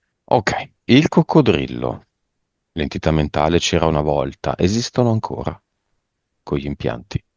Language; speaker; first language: Italian; native; Italian